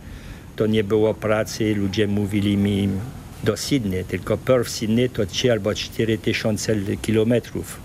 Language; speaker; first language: Polish; early bilingual, heritage; French